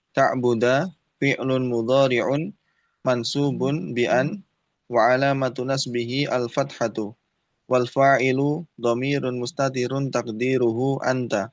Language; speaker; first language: Arabic; non-native, learner; Indonesian